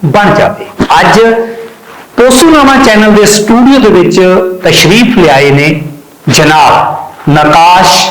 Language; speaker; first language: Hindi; non-native, local second language; Punjabi